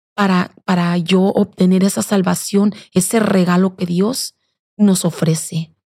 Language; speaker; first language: Spanish; native; Spanish